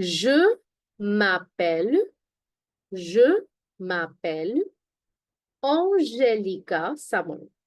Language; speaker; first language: French; non-native, fluent; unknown